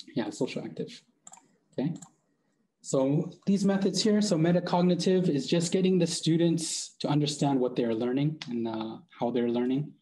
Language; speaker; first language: English; native; English